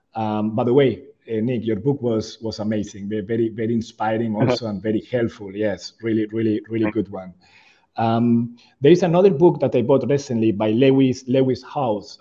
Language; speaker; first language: English; non-native, fluent; Spanish